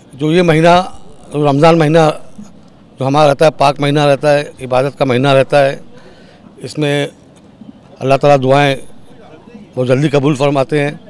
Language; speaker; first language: Hindi; non-native, local second language; Urdu